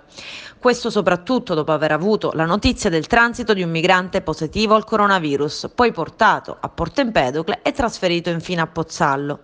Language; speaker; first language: Italian; native; Italian